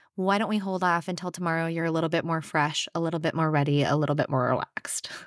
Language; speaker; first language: English; native; English